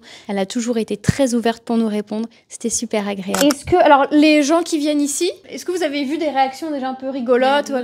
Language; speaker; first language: French; native; French